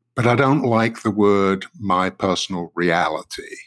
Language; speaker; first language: English; native; English